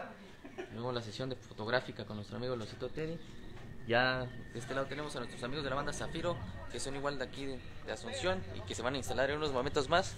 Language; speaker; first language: Spanish; native; Spanish